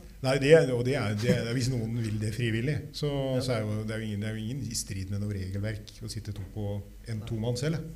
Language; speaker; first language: Norwegian; native; Norwegian